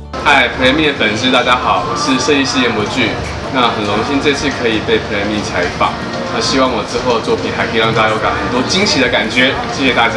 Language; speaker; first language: Chinese; native; Chinese